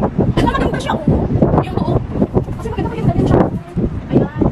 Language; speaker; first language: Filipino; native; Filipino